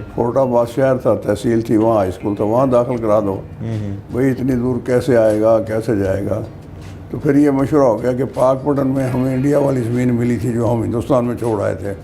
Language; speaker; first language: Urdu; non-native, local second language; Punjabi